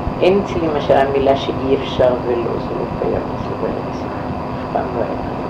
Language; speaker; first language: Hebrew; non-native, fluent; Yiddish